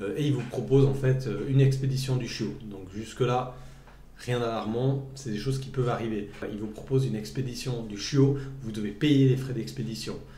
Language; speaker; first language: French; native; French